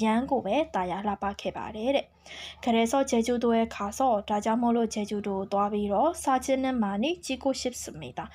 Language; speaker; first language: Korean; non-native, fluent; Burmese